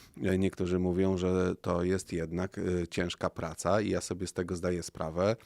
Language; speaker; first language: Polish; native; Polish